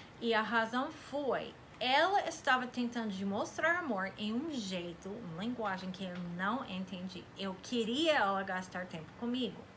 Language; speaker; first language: Portuguese; non-native, fluent; English